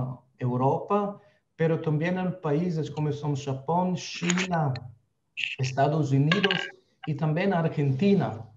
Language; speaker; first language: Spanish; non-native, fluent; Slovenian